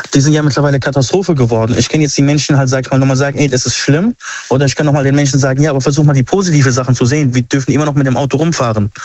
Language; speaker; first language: German; non-native, fluent; Arabic